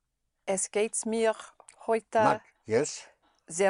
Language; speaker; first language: German; non-native, learner; English